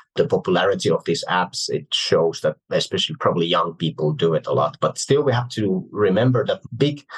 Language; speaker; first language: English; non-native, fluent; Finnish